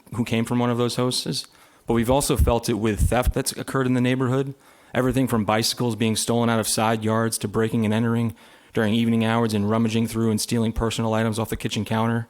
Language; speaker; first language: English; native; English